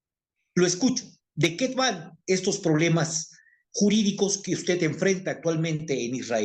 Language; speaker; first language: Spanish; native; Spanish